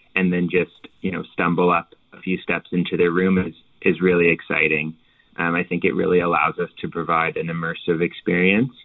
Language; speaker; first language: English; native; English